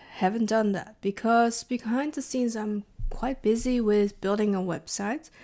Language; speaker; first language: English; early bilingual, other home language; Dutch